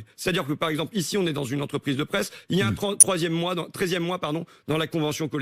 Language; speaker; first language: French; native; French